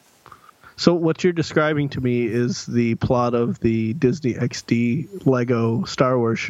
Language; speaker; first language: English; native; English